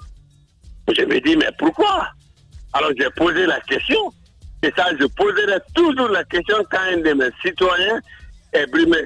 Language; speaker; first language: French; non-native, local second language; Mandingo